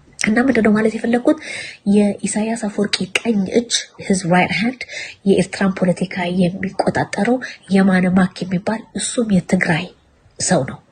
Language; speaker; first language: Amharic; non-native, local second language; Tigrinya